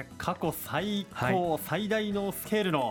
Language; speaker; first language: Japanese; native; Japanese